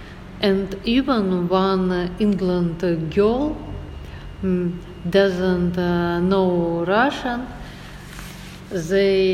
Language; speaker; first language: English; non-native, learner; Russian